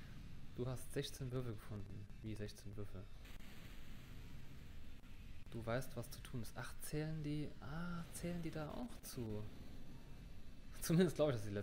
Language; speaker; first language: German; native; German